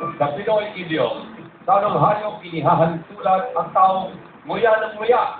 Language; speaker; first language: Filipino; native; Filipino